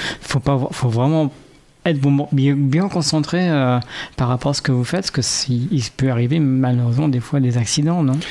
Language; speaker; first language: French; native; French